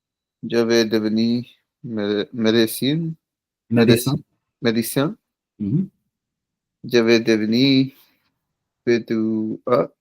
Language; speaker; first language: French; non-native, learner; Hindi